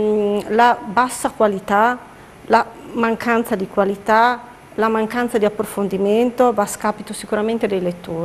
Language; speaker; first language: Italian; native; Italian